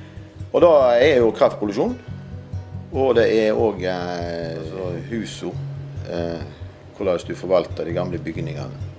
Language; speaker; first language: Norwegian; native; Norwegian